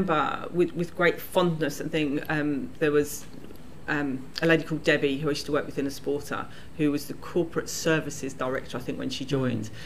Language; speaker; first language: English; native; English